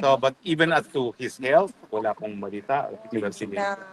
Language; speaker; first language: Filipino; native; Filipino